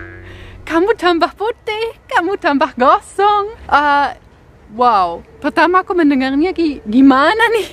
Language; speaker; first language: Indonesian; non-native, fluent; German